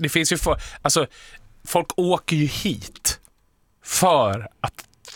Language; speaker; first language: Swedish; native; Swedish